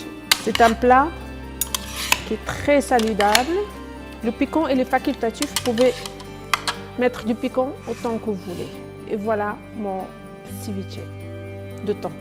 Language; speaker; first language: French; non-native, fluent; Spanish